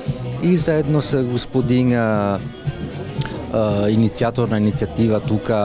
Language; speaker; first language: Bulgarian; non-native, fluent; Italian